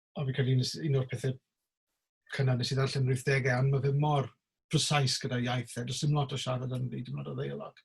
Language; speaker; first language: Welsh; native; Welsh